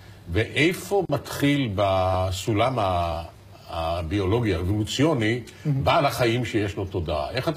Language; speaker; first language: Hebrew; native; Hebrew